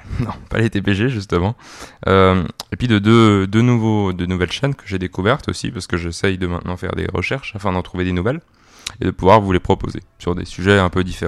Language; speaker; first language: French; native; French